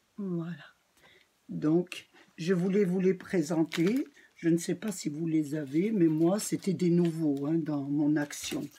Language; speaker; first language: French; native; French